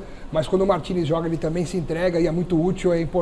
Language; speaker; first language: Portuguese; native; Portuguese